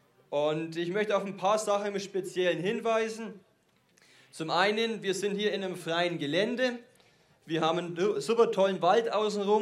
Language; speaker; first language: German; native; German